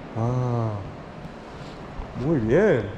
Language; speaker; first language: Spanish; non-native, learner; English